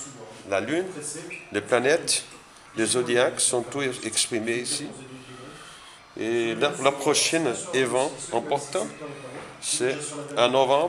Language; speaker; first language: French; non-native, learner; Portuguese